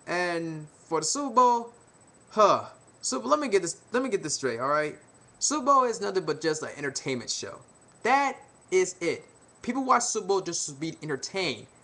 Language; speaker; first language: English; native; English